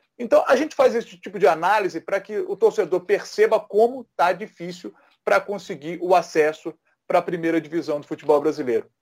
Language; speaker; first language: Portuguese; native; Portuguese